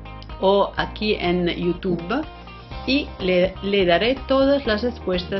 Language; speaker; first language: Spanish; non-native, fluent; Italian